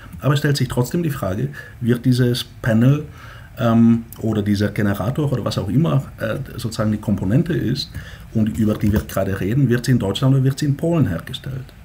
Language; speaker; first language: German; non-native, fluent; Bulgarian